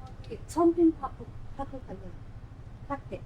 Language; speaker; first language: Korean; non-native, learner; Nepali